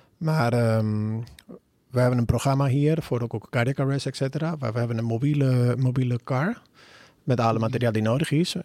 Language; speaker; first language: Dutch; non-native, fluent; Spanish